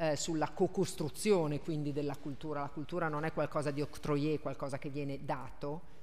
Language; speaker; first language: Italian; native; Italian